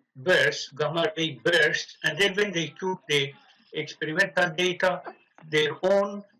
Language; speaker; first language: English; non-native, fluent; Persian